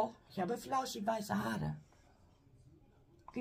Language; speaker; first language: German; non-native, fluent; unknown